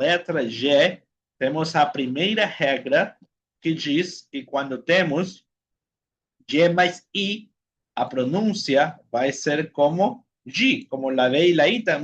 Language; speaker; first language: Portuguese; non-native, fluent; Spanish